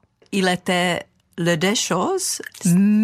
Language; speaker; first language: French; non-native, fluent; Czech